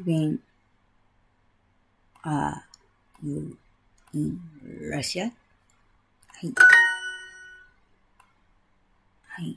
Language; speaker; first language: English; non-native, learner; Japanese